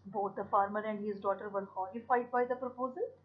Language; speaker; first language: English; non-native, local second language; Punjabi